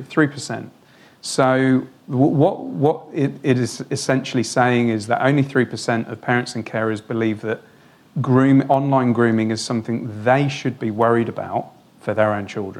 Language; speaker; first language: English; native; English